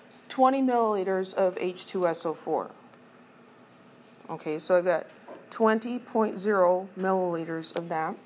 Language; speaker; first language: English; native; English